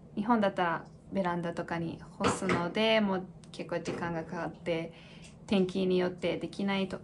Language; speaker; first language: Japanese; non-native, fluent; English